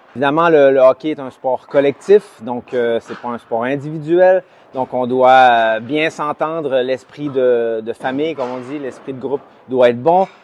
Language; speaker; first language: French; native; French